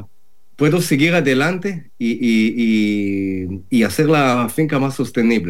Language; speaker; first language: Spanish; non-native, learner; Hebrew